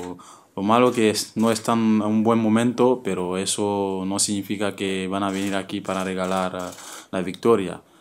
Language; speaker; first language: Spanish; non-native, fluent; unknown